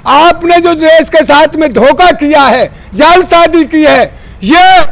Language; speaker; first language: Hindi; native; Hindi